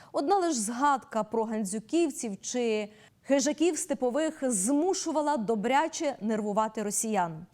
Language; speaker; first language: Ukrainian; native; Ukrainian